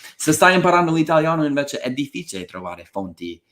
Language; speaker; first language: Italian; non-native, fluent; English